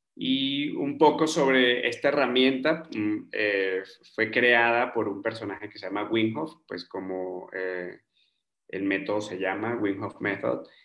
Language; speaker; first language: Spanish; native; Spanish